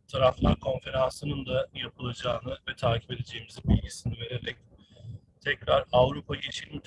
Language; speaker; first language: Turkish; native; Turkish